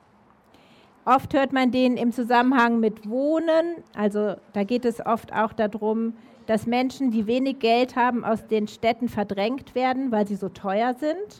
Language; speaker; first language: German; native; German